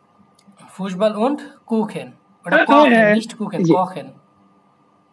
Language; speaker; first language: German; non-native, fluent; Bangla